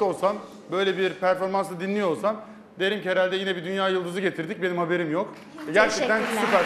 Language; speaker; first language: Turkish; native; Turkish